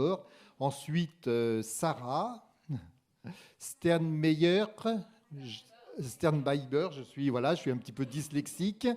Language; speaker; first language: French; native; French